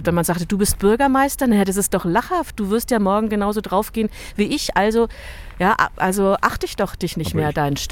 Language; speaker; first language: German; native; German